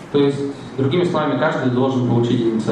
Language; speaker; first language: Russian; native; Russian